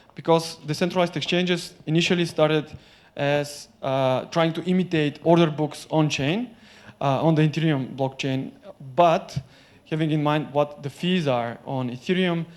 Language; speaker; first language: English; non-native, fluent; Bulgarian